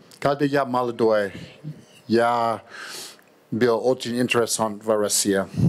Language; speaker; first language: Russian; non-native, learner; English